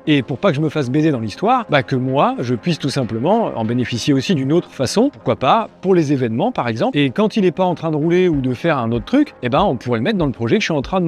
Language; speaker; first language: French; native; French